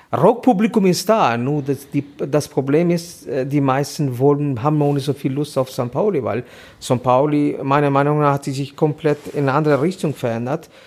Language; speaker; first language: German; non-native, fluent; Albanian